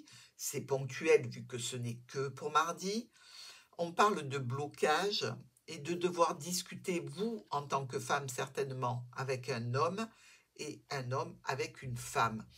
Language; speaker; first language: French; native; French